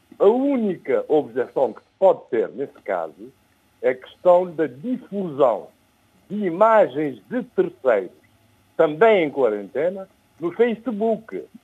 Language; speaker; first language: Portuguese; non-native, local second language; Kabuverdianu